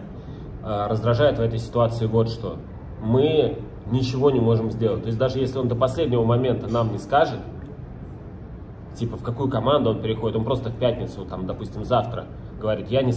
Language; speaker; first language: Russian; native; Russian